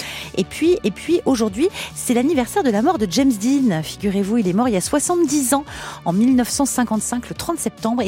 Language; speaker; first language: French; native; French